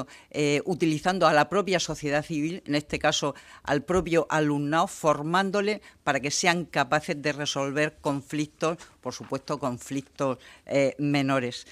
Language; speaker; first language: Spanish; native; Spanish